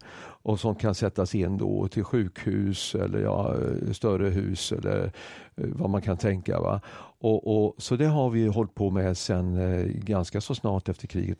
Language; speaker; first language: Swedish; native; Swedish